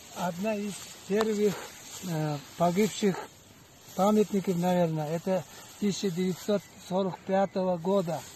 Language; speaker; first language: Russian; non-native, local second language; Uzbek